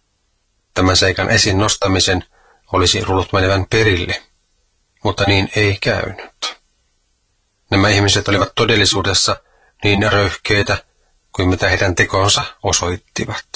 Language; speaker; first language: Finnish; native; Finnish